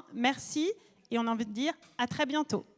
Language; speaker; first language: French; native; French